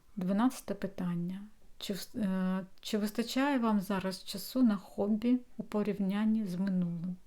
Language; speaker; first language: Ukrainian; non-native, local second language; Russian